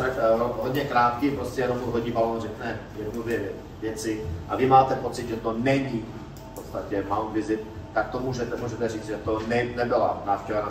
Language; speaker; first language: Czech; native; Czech